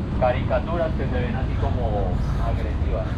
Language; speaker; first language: Spanish; non-native, learner; Turkish